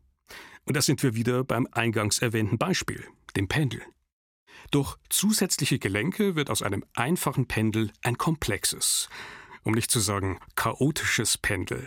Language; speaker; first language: German; native; German